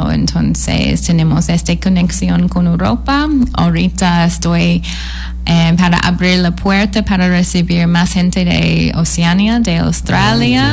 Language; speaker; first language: Spanish; non-native, fluent; English